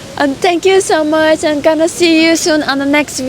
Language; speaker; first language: English; non-native, fluent; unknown